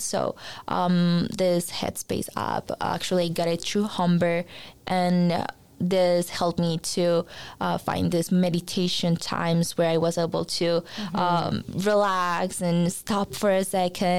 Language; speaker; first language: English; non-native, fluent; Spanish